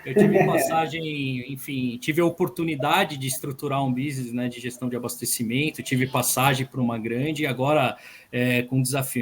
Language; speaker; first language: Portuguese; native; Portuguese